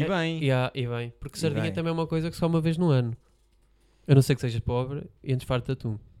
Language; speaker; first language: Portuguese; native; Portuguese